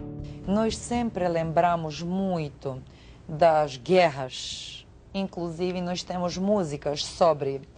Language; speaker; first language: Portuguese; non-native, fluent; Serbian